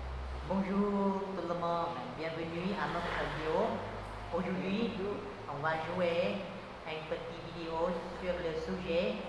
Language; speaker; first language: French; non-native, learner; Hmong